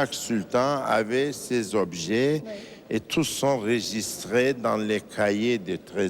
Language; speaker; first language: French; non-native, fluent; Turkish